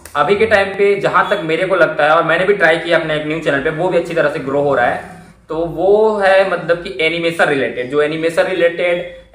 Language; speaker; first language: Hindi; native; Hindi